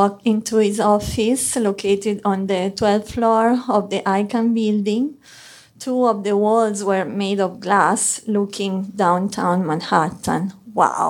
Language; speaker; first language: English; non-native, fluent; Italian